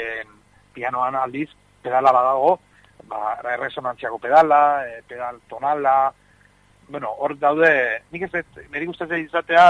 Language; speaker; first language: Basque; native; Basque